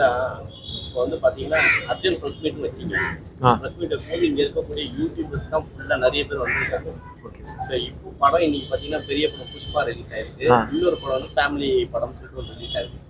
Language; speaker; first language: Tamil; native; Tamil